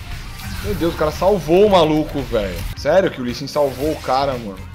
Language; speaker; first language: Portuguese; native; Portuguese